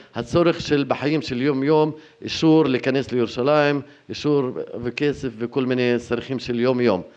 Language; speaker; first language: Hebrew; non-native, fluent; Arabic